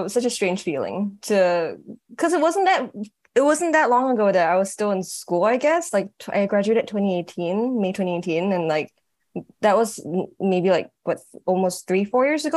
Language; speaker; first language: English; native; English